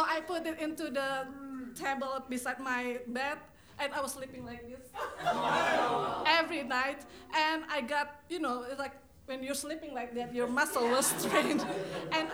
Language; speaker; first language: English; non-native, fluent; Indonesian